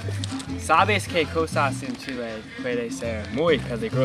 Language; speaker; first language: Spanish; non-native, learner; English